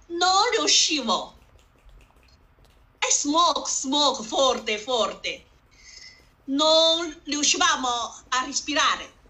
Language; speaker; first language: Italian; non-native, learner; Chinese